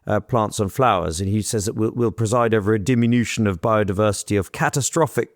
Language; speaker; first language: English; native; English